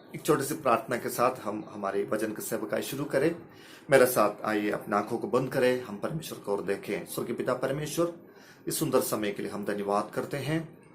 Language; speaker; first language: Hindi; non-native, local second language; Malayalam